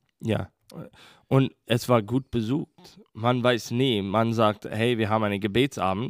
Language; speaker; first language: German; non-native, fluent; English